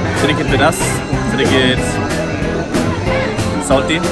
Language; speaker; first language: Indonesian; non-native, learner; German